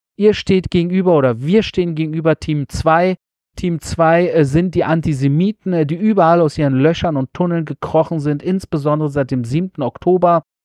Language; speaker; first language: German; early bilingual, other home language; Persian